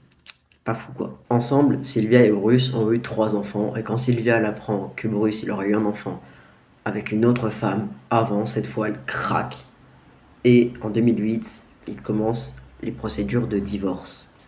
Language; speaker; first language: French; native; French